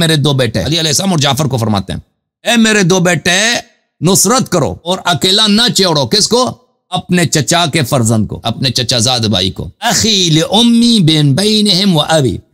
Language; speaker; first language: Urdu; non-native, fluent; Persian